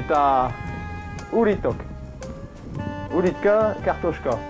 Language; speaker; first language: Russian; non-native, learner; French